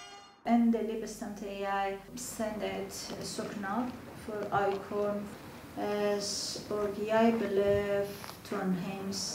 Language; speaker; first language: Norwegian; non-native, fluent; Persian